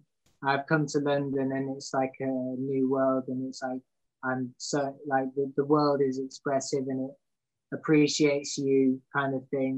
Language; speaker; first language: English; native; English